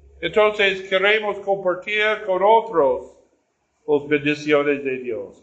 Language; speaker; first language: Spanish; non-native, learner; English